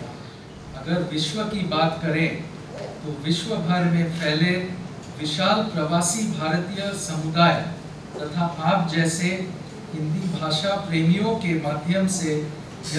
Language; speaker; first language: Hindi; non-native, local second language; Bangla